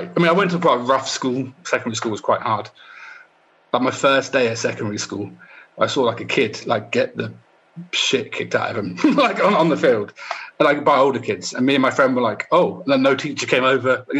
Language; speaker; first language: English; native; English